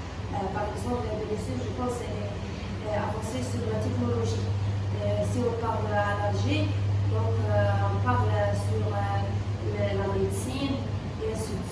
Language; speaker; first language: French; non-native, local second language; Arabic